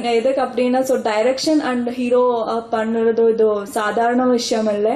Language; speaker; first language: Tamil; non-native, local second language; Kannada